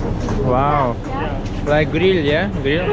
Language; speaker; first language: English; non-native, learner; Russian